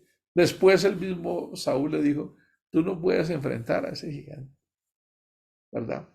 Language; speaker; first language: Spanish; native; Spanish